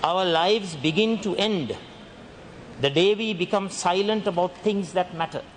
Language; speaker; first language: English; non-native, local second language; Sinhala